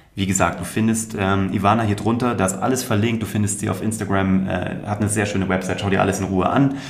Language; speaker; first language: German; native; German